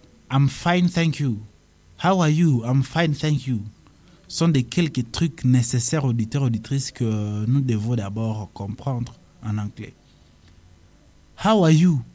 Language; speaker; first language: French; non-native, local second language; Swahili